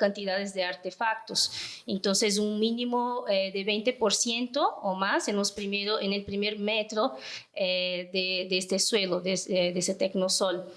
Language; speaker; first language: Spanish; non-native, fluent; Portuguese